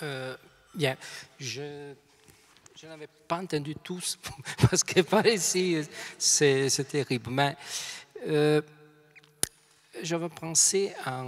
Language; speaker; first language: French; non-native, fluent; Italian